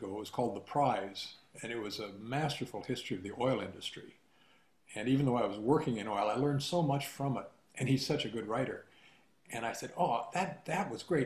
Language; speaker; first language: English; native; English